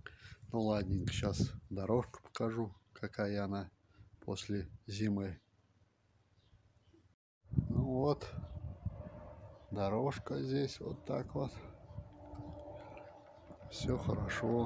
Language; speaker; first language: Russian; native; Russian